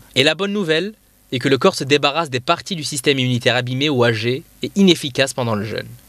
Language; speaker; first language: French; non-native, local second language; Arabic